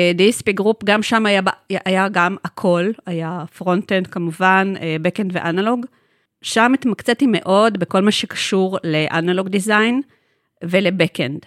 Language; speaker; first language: Hebrew; non-native, fluent; Russian